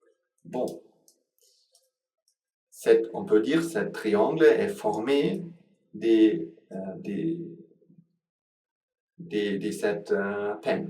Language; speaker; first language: French; non-native, learner; Sinhala